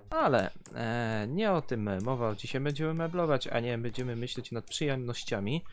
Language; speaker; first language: Polish; native; Polish